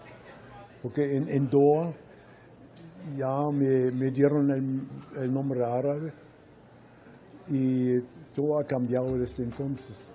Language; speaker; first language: Spanish; non-native, fluent; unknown